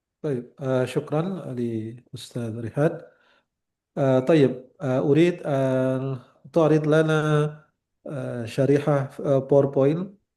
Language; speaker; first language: Arabic; non-native, learner; Indonesian